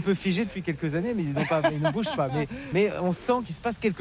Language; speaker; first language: French; native; French